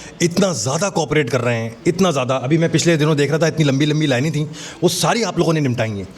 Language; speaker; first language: Urdu; native; Urdu